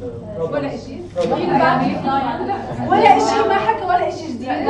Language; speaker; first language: Arabic; native; Arabic